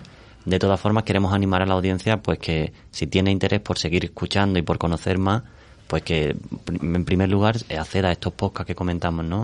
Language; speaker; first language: Spanish; native; Spanish